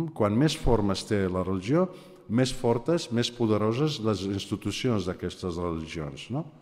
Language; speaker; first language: Catalan; non-native, fluent; Aramaic